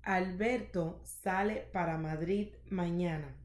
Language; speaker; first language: Spanish; non-native, learner; English